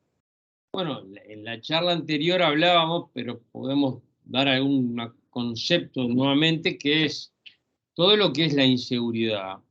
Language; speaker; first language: Spanish; native; Spanish